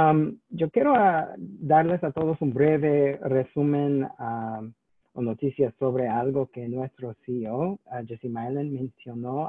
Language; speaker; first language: Spanish; non-native, learner; English